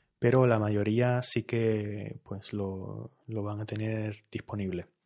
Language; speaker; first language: Spanish; native; Spanish